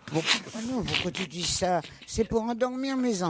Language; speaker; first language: French; native; French